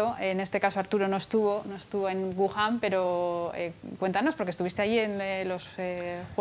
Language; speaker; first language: Spanish; native; Spanish